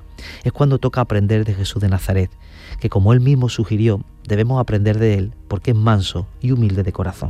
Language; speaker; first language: Spanish; native; Spanish